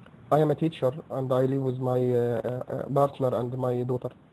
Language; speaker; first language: English; non-native, fluent; Arabic